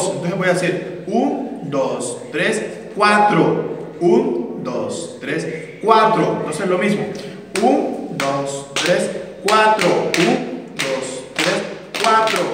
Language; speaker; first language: Spanish; native; Spanish